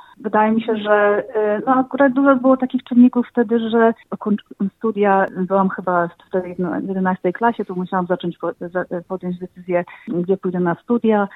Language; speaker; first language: Polish; native; Polish